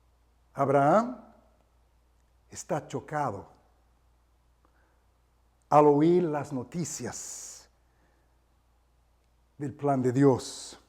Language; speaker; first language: Spanish; non-native, fluent; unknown